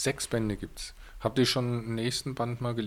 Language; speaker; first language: German; native; German